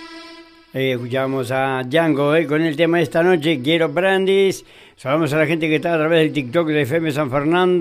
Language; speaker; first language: Spanish; native; Spanish